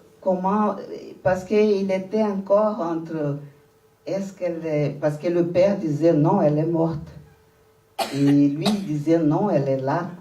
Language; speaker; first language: French; non-native, fluent; Portuguese